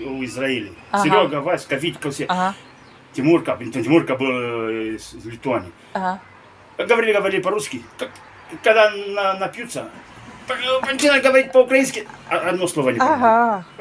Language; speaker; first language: Russian; early bilingual, heritage; Russian